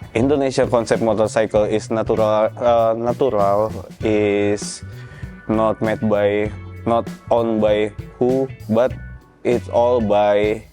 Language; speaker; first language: English; non-native, learner; Indonesian